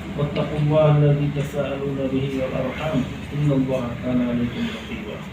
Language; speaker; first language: Arabic; non-native, fluent; Bangla